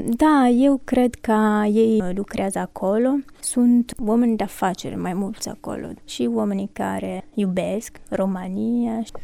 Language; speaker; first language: Romanian; non-native, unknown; Italian